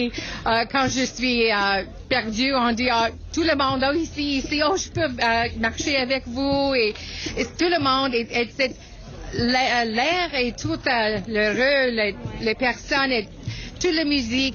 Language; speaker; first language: French; non-native, local second language; English